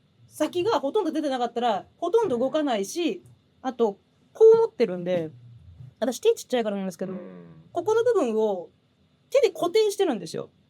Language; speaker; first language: Japanese; native; Japanese